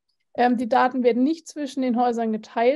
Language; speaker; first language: German; native; German